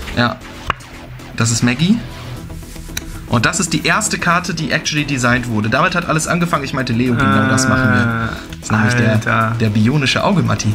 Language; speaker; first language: German; native; German